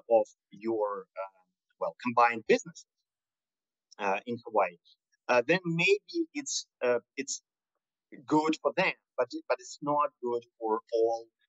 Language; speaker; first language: English; non-native, fluent; Russian